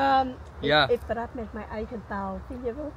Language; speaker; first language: Dutch; non-native, learner; Vietnamese